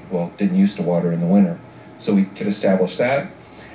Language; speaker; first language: English; native; English